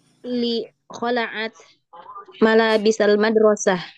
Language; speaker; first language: Arabic; non-native, learner; Indonesian